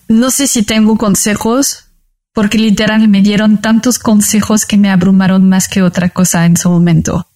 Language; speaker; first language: Spanish; non-native, fluent; French